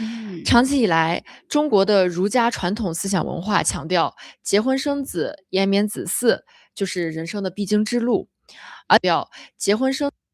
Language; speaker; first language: Chinese; native; Chinese